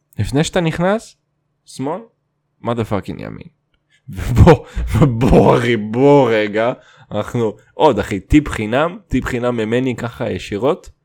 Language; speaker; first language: Hebrew; non-native, fluent; Russian